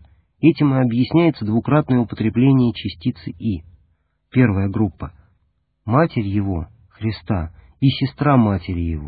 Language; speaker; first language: Russian; native; Russian